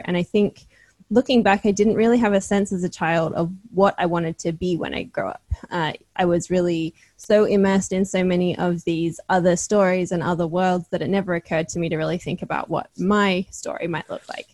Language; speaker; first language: English; native; English